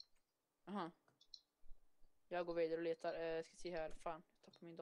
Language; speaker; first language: Swedish; native; Swedish